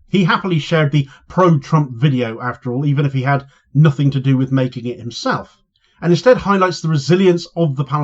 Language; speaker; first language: English; native; English